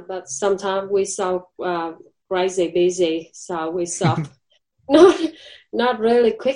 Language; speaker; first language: English; non-native, learner; Vietnamese